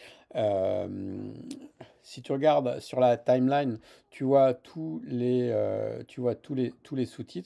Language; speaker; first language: French; native; French